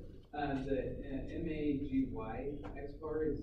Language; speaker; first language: English; native; English